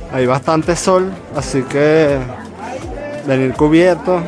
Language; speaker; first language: Spanish; native; Spanish